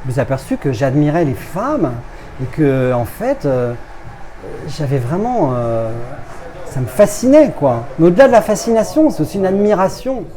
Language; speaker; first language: French; native; French